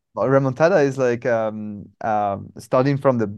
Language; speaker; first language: English; non-native, fluent; French